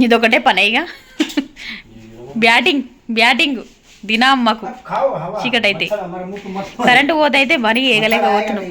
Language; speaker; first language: Telugu; native; Telugu